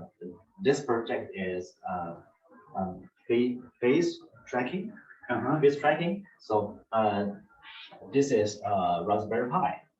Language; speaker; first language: English; non-native, learner; Chinese